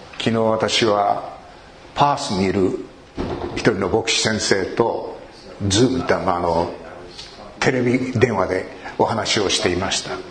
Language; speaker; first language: Japanese; native; Japanese